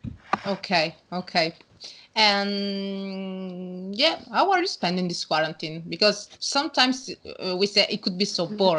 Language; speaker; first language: English; non-native, learner; Italian